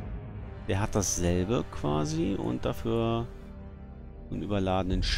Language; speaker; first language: German; native; German